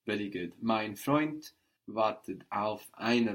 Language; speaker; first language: German; non-native, fluent; English